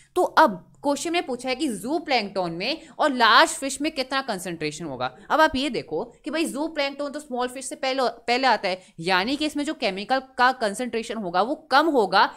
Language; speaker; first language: Hindi; native; Hindi